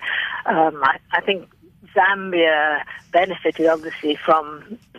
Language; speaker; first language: English; native; English